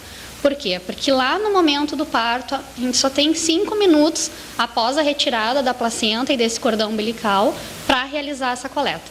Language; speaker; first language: Portuguese; native; Portuguese